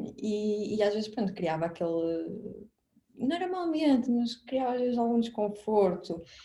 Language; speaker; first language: Portuguese; native; Portuguese